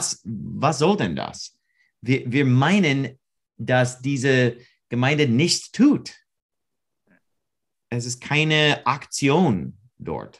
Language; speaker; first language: German; non-native, fluent; English